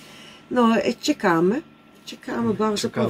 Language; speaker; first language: Polish; non-native, learner; Dutch